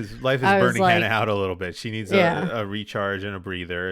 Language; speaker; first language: English; native; English